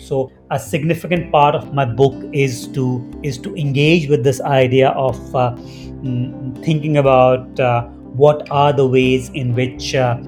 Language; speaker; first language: English; non-native, local second language; Hindi